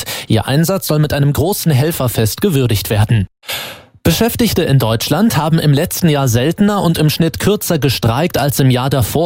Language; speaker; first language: German; native; German